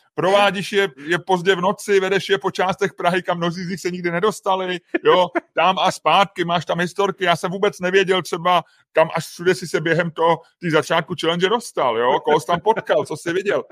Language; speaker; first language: Czech; native; Czech